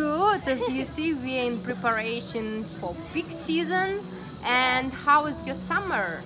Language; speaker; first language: English; non-native, learner; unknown